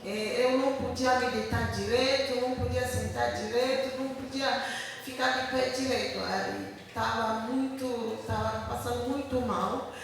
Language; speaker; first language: Portuguese; non-native, learner; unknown